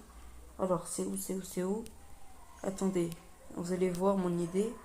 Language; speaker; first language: French; native; French